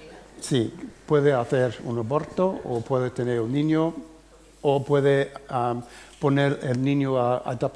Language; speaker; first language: Spanish; early bilingual, heritage; English